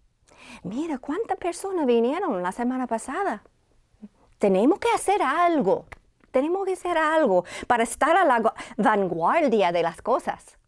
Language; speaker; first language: Spanish; non-native, fluent; English